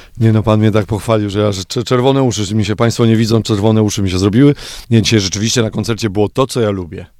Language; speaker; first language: Polish; native; Polish